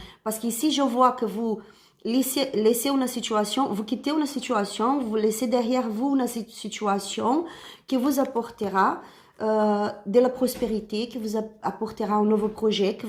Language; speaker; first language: French; non-native, learner; Spanish